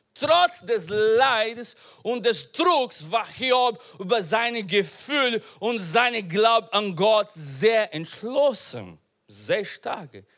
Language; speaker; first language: German; non-native, learner; Portuguese